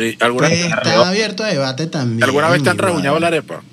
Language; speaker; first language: Spanish; native; Spanish